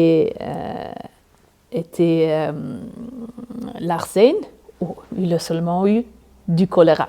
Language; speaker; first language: French; non-native, learner; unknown